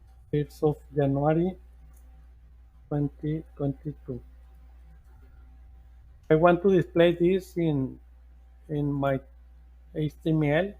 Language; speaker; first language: English; non-native, learner; Spanish